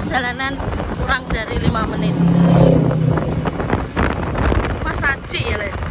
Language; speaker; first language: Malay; non-native, local second language; Javanese